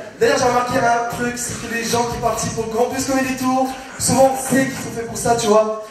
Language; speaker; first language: French; early bilingual, other home language; Vietnamese